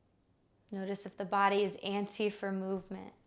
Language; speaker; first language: English; native; English